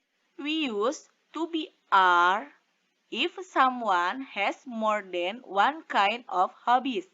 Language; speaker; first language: English; non-native, fluent; Indonesian